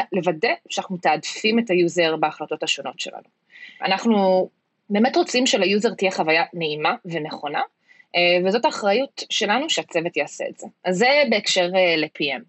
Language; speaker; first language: Hebrew; early bilingual, heritage; Hebrew